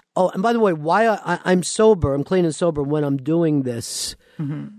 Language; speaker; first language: English; native; English